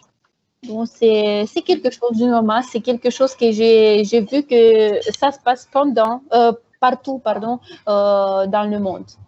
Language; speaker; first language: French; non-native, fluent; Romanian